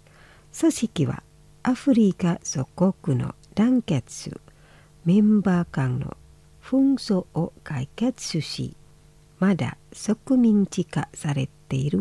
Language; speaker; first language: Japanese; non-native, fluent; Indonesian